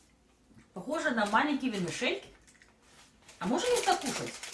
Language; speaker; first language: Russian; native; Russian